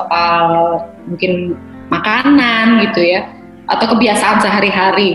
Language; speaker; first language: Indonesian; native; Indonesian